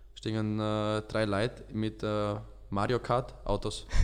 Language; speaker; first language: German; native; German